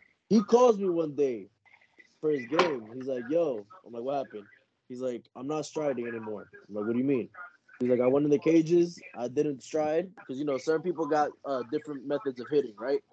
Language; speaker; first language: English; early bilingual, other home language; Spanish